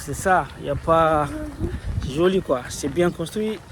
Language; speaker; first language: French; native; French